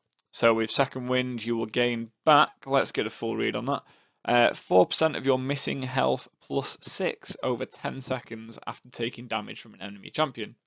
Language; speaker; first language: English; native; English